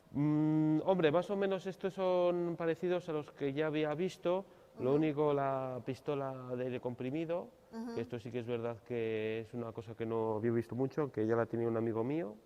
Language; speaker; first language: Spanish; native; Spanish